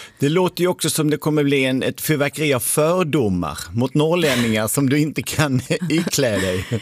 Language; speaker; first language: Swedish; native; Swedish